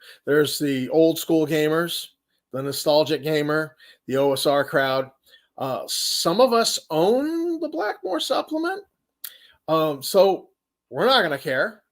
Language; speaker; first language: English; native; English